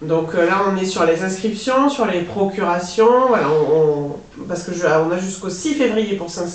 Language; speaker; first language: French; native; French